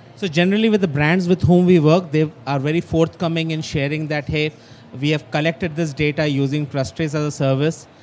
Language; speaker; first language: English; non-native, local second language; Bangla